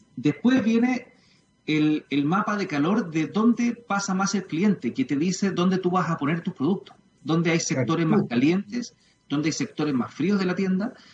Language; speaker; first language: Spanish; native; Spanish